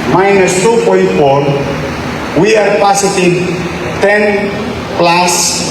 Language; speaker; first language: English; non-native, local second language; Filipino